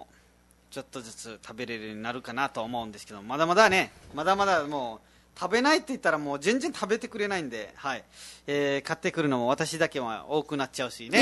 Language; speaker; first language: Japanese; non-native, fluent; Nepali